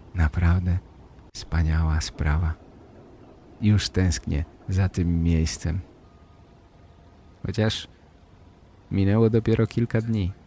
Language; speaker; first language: Polish; native; Polish